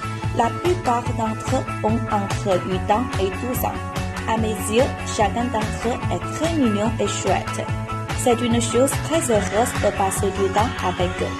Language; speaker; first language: French; non-native, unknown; Chinese